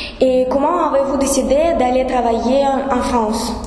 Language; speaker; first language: French; non-native, learner; Russian